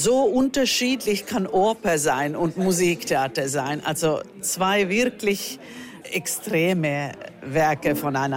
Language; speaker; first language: German; non-native, fluent; Finnish